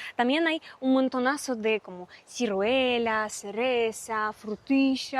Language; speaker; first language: Spanish; non-native, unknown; Russian